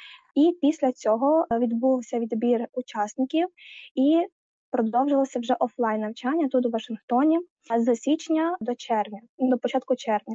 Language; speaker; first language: Ukrainian; native; Ukrainian